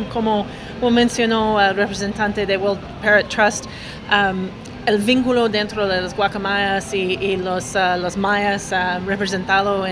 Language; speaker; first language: Spanish; non-native, fluent; English